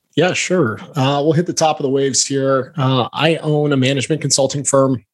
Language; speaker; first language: English; native; English